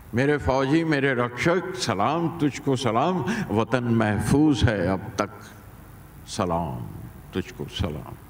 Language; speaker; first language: Hindi; native; Hindi